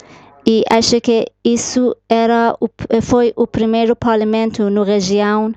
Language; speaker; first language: Portuguese; non-native, fluent; Persian